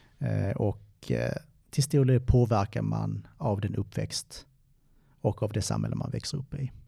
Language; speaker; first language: Swedish; native; Swedish